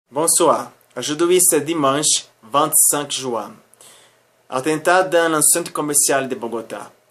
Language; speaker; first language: French; non-native, learner; Spanish